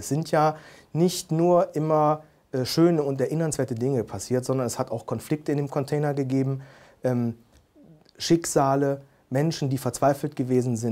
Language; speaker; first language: German; native; German